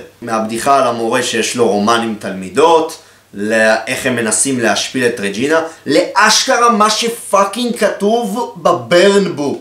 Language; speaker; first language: Hebrew; native; Hebrew